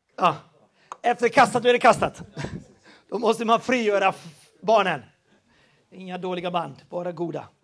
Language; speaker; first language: Swedish; non-native, fluent; Portuguese